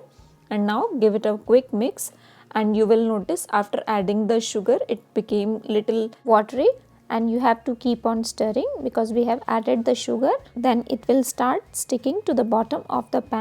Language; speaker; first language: English; non-native, local second language; Hindi